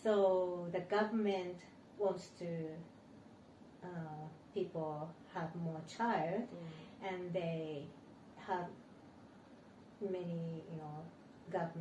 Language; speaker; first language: English; non-native, learner; Japanese